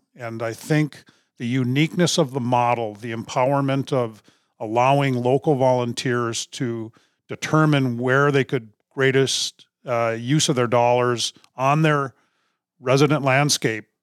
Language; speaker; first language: English; native; English